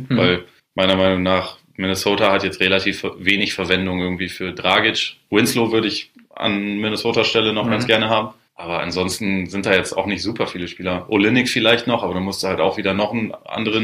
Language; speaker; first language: German; native; German